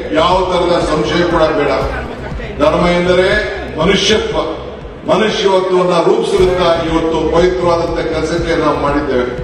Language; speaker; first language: Kannada; native; Kannada